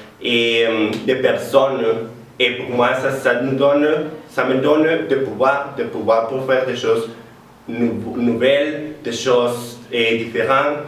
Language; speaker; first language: French; non-native, learner; Spanish